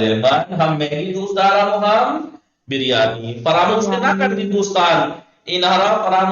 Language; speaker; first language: Persian; non-native, fluent; Urdu